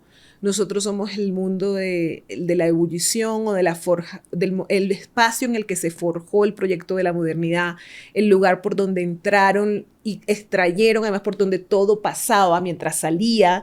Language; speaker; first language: Spanish; native; Spanish